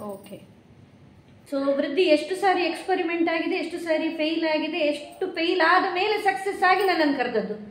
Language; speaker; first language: Kannada; non-native, local second language; Konkani